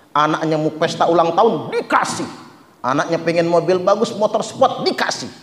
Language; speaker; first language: Indonesian; non-native, local second language; Malay